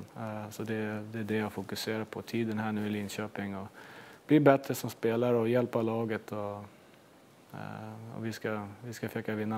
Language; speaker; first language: Swedish; native; Swedish